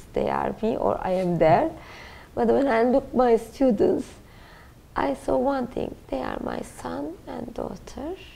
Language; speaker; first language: English; non-native, learner; Turkish